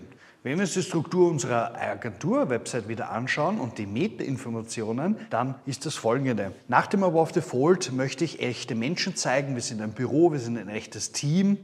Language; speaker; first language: German; native; German